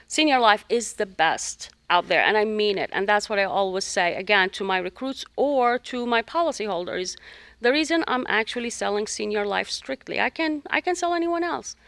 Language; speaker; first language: English; non-native, fluent; Arabic